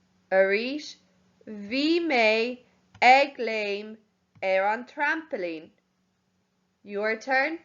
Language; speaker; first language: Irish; non-native, local second language; English